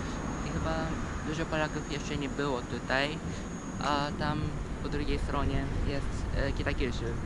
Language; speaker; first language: Polish; non-native, fluent; Japanese